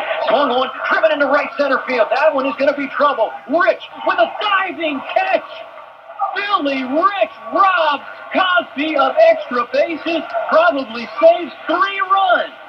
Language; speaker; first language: English; native; English